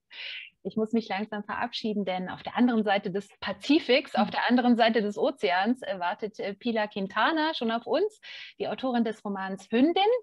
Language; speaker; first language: German; native; German